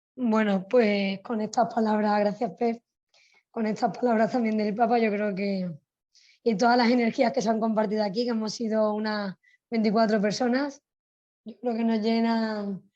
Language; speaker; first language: Spanish; native; Spanish